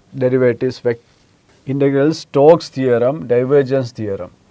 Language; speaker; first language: English; non-native, local second language; Malayalam